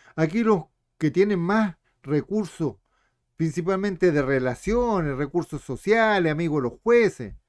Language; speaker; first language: Spanish; native; Spanish